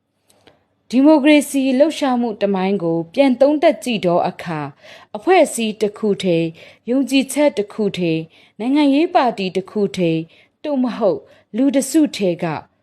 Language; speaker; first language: Burmese; non-native, local second language; Tedim Chin